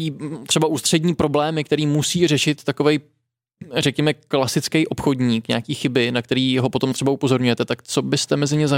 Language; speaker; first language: Czech; native; Czech